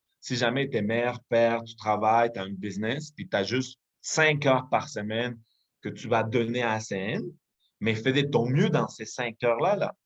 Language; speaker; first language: French; non-native, fluent; Spanish